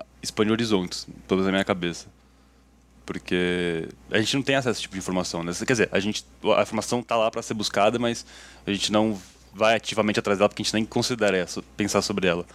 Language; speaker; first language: Portuguese; native; Portuguese